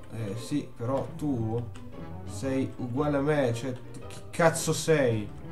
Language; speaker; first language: Italian; native; Italian